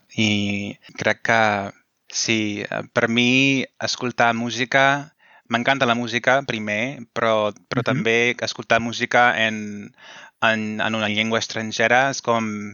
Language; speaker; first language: Catalan; non-native, fluent; English